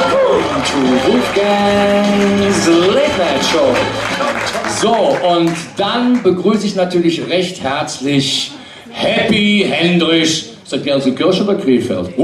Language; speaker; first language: German; native; German